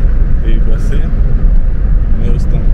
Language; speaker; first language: Spanish; non-native, fluent; Russian